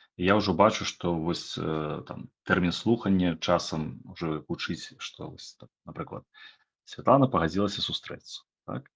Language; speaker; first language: Belarusian; non-native, local second language; Russian